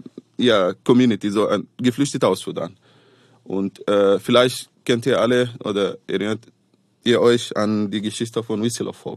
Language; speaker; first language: German; non-native, fluent; Arabic